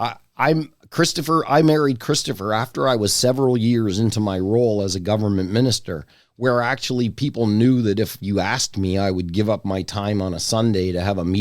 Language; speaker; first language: English; native; English